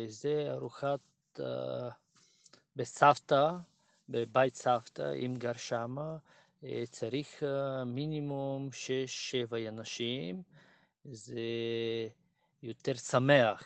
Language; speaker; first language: Hebrew; non-native, learner; Bulgarian